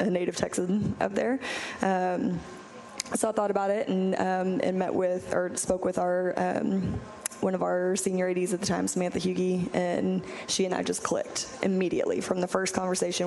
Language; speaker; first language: English; native; English